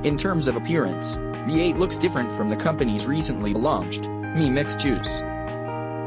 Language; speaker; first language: English; non-native, local second language; Odia